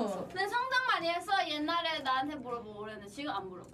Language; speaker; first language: Korean; non-native, fluent; Thai